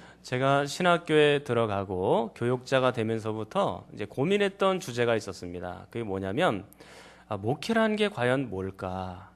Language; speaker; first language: Korean; native; Korean